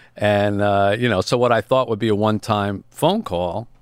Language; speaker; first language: English; native; English